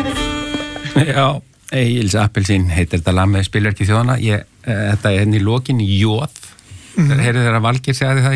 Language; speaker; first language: Icelandic; native; Icelandic